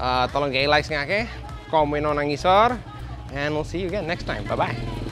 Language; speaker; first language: English; native; English